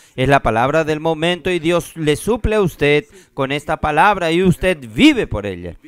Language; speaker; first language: Spanish; non-native, fluent; Portuguese